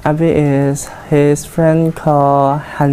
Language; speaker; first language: English; non-native, learner; Chinese